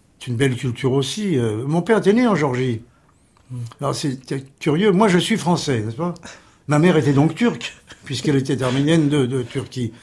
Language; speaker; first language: French; early bilingual, other home language; Armenian